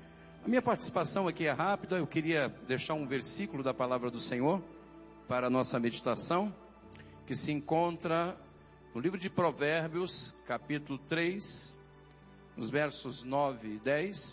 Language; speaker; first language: Portuguese; native; Portuguese